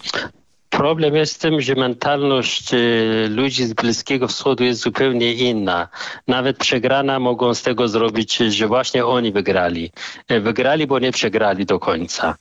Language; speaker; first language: Polish; non-native, fluent; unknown